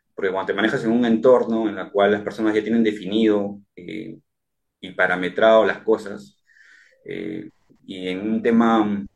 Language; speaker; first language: Spanish; native; Spanish